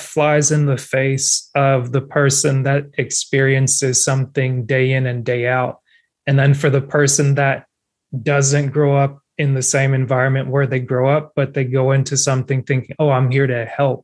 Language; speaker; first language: English; non-native, local second language; French